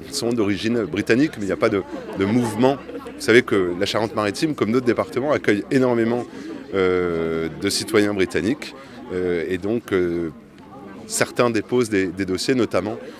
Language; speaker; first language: French; native; French